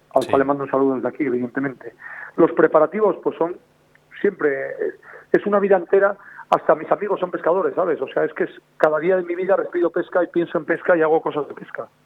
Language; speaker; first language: Spanish; native; Spanish